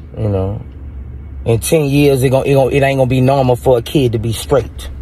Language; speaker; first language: English; native; English